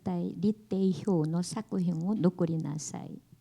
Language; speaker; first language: Japanese; non-native, learner; Korean